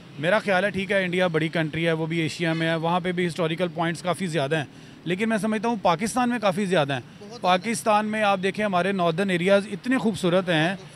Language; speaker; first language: Urdu; native; Urdu